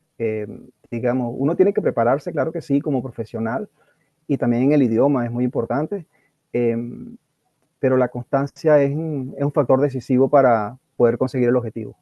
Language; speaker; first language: Spanish; native; Spanish